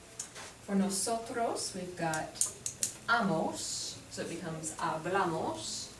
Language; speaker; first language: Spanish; non-native, fluent; English